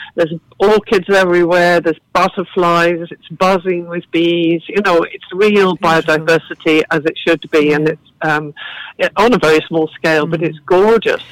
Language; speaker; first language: English; native; English